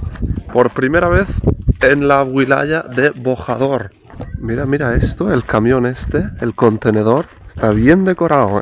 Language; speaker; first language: Spanish; native; Spanish